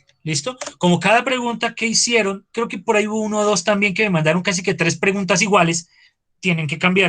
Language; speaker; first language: Spanish; native; Spanish